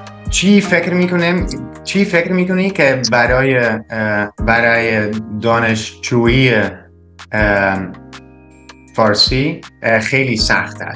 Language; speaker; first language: Persian; non-native, learner; Dutch